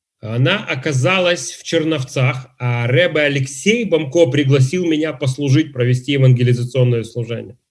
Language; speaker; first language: Russian; native; Russian